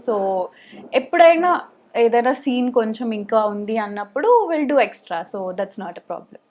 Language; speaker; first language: Telugu; native; Telugu